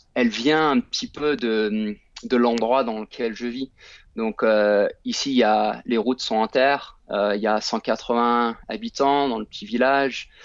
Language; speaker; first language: French; native; French